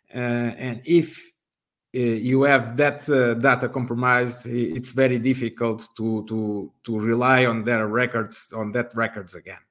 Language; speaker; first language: English; non-native, fluent; Portuguese